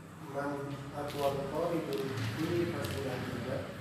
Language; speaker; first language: Arabic; non-native, learner; Indonesian